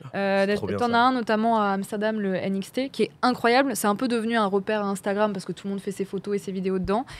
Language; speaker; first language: French; native; French